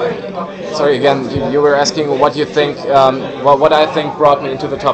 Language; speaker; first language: English; non-native, fluent; German